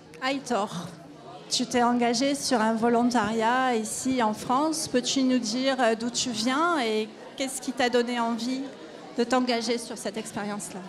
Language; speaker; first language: French; native; French